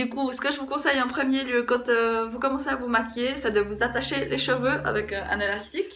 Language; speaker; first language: French; native; French